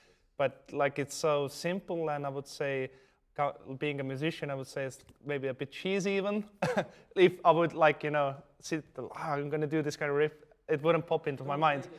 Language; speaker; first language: English; non-native, fluent; Estonian